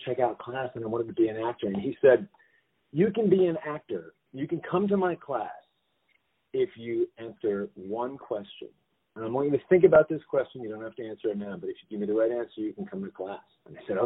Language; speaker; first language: English; native; English